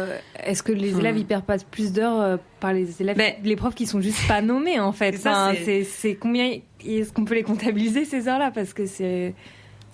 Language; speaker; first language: French; native; French